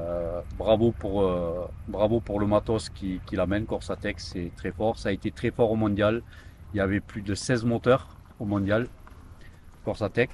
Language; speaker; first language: French; native; French